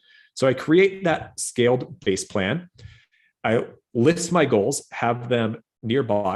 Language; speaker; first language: English; native; English